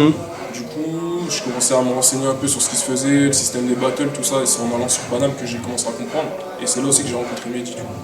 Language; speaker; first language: French; native; French